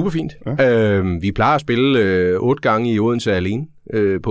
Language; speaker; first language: Danish; native; Danish